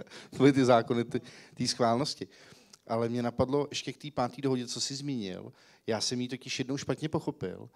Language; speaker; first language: Czech; native; Czech